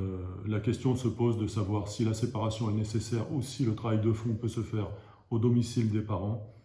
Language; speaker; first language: French; native; French